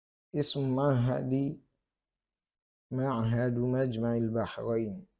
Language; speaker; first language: Arabic; non-native, fluent; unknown